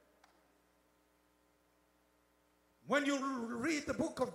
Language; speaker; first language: English; native; English